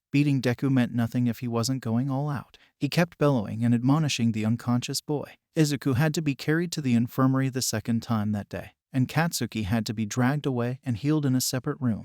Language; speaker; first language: English; native; English